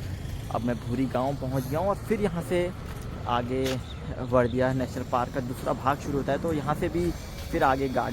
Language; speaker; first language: Hindi; native; Hindi